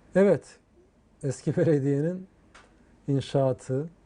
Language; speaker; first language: Turkish; native; Turkish